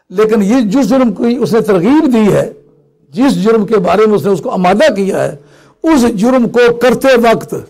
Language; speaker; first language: Urdu; non-native, local second language; Punjabi